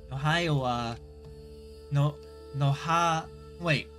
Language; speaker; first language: Japanese; non-native, learner; English